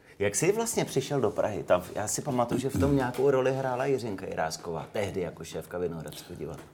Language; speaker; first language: Czech; native; Czech